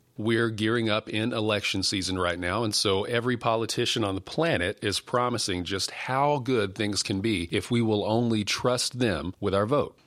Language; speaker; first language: English; native; English